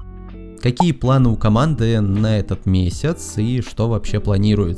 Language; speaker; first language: Russian; native; Russian